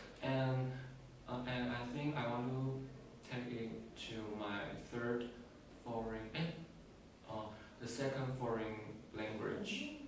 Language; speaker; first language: English; non-native, learner; Chinese